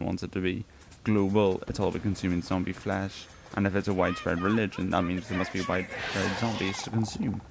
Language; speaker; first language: English; native; English